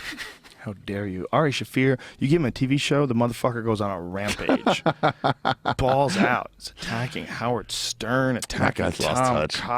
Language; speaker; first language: English; native; English